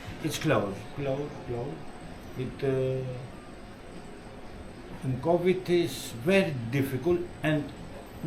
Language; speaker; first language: English; non-native, learner; Greek